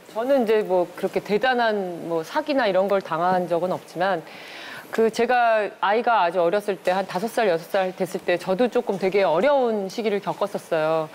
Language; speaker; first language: Korean; native; Korean